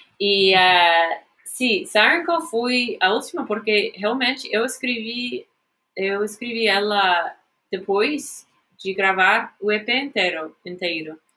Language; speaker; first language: Portuguese; non-native, fluent; English